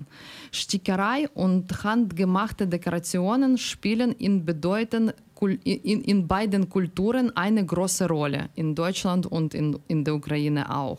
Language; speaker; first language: German; non-native, learner; Ukrainian